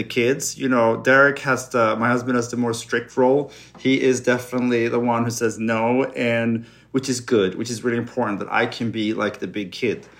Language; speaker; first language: English; non-native, fluent; Swedish